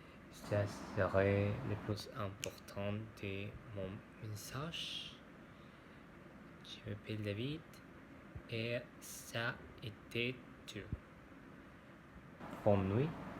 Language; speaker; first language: French; non-native, learner; Spanish